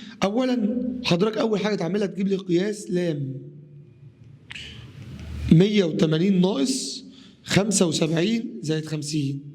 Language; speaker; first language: Arabic; native; Arabic